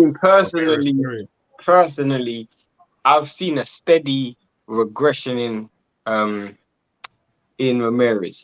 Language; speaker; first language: English; native; English